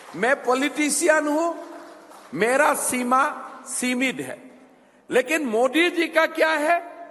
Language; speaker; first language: Hindi; non-native, local second language; Assamese